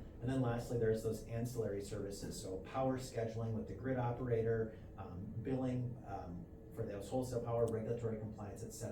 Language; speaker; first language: English; native; English